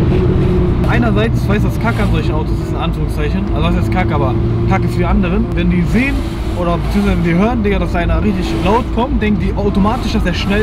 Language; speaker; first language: German; native; German